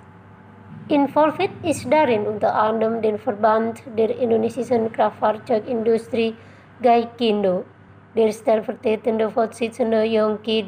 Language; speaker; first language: German; non-native, fluent; Indonesian